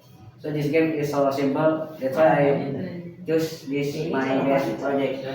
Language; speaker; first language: English; non-native, learner; Indonesian